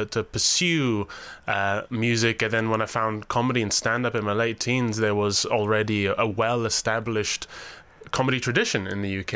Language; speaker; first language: English; native; English